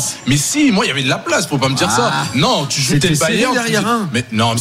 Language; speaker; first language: French; native; French